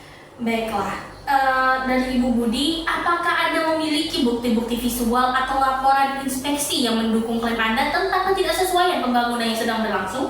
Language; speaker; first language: Indonesian; native; Indonesian